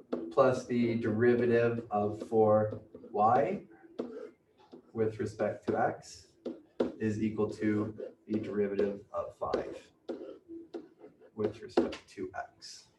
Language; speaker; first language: English; native; English